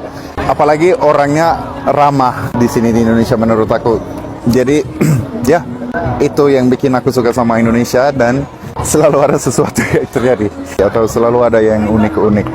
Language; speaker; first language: Indonesian; non-native, fluent; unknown